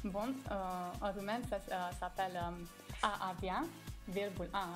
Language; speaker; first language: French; non-native, fluent; Romanian